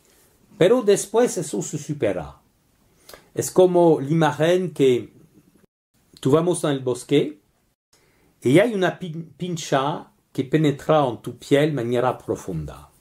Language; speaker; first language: Spanish; non-native, learner; French